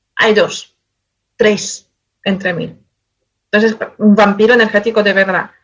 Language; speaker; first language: Spanish; non-native, fluent; Polish